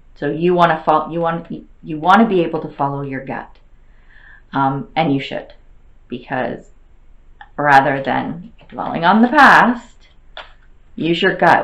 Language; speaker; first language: English; native; English